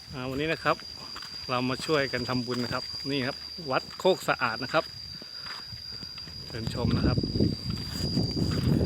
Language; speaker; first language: Thai; native; Thai